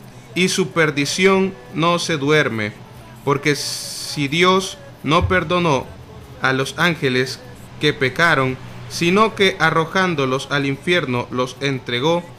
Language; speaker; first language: Spanish; native; Spanish